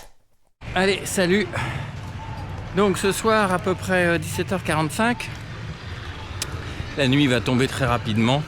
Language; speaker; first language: French; native; French